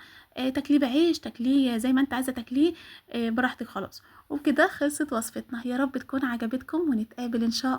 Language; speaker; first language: Arabic; native; Arabic